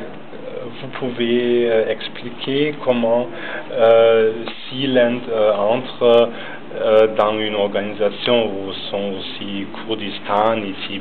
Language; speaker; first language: French; non-native, learner; German